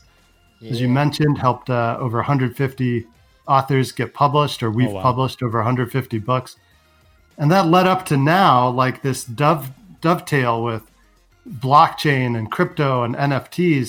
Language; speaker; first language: English; native; English